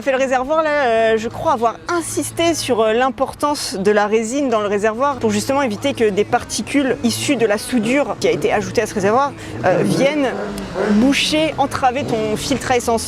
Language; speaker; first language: French; native; French